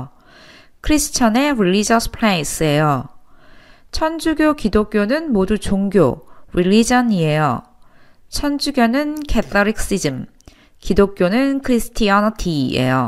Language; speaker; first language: Korean; native; Korean